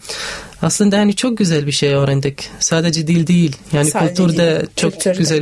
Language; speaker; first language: Turkish; non-native, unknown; Arabic